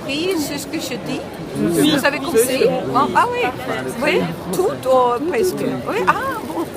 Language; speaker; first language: French; non-native, learner; Swedish